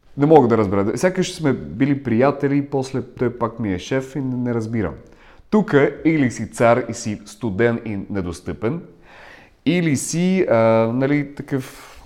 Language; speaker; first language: Bulgarian; non-native, fluent; Russian